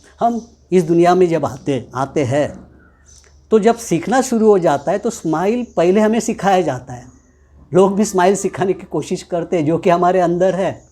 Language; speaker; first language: Hindi; non-native, local second language; Marathi